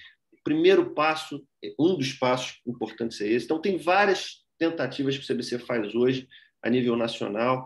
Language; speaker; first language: Portuguese; native; Portuguese